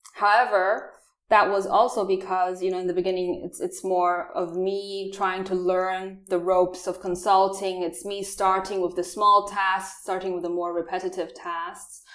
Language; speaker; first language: English; non-native, fluent; Chinese